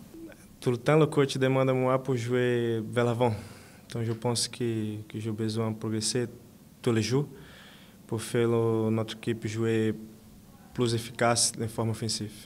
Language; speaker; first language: French; non-native, learner; Portuguese